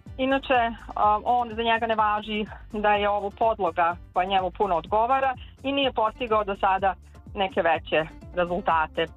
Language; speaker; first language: Serbian; native; Serbian